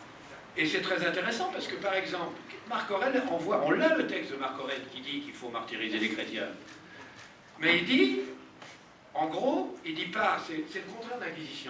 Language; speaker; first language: French; native; French